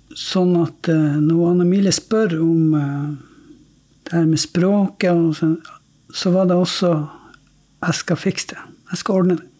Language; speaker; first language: Norwegian; native; Norwegian